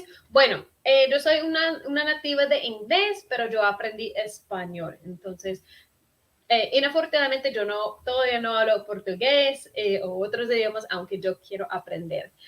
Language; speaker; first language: Spanish; non-native, fluent; English